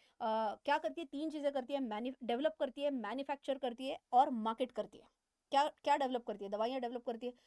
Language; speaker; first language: Hindi; non-native, local second language; Marathi